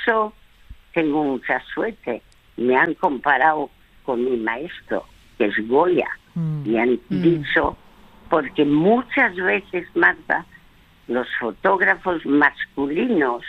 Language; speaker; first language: Spanish; early bilingual, other home language; French